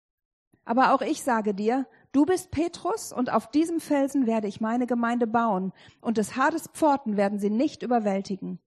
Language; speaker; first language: German; native; German